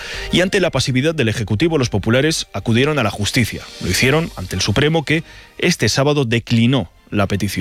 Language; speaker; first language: Spanish; native; Spanish